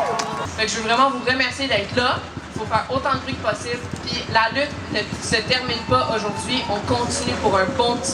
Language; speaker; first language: French; native; French